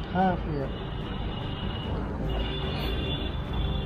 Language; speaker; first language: Hindi; non-native, local second language; Kannada